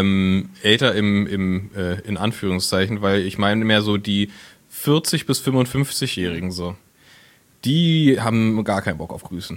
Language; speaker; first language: German; native; German